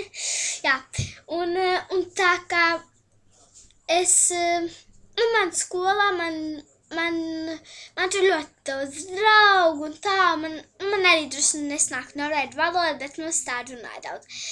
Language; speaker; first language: Latvian; early bilingual, heritage; Latvian